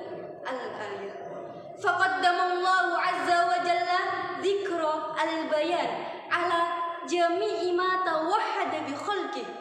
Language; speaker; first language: Arabic; non-native, fluent; Indonesian